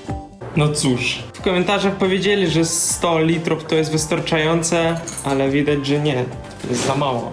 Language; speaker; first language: Polish; non-native, learner; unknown